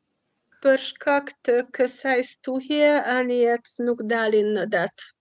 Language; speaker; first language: Albanian; non-native, learner; Hungarian